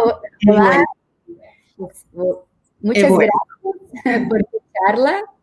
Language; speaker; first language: Spanish; non-native, learner; Portuguese